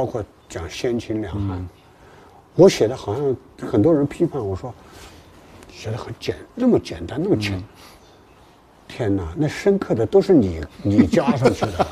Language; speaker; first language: Chinese; native; Chinese